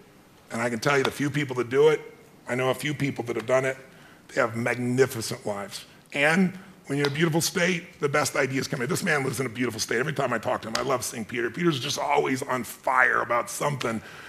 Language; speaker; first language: English; native; English